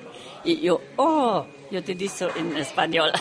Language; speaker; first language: Spanish; non-native, learner; Romanian